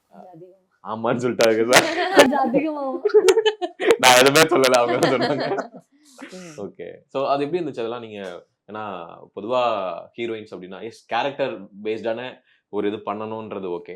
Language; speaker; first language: Tamil; native; Tamil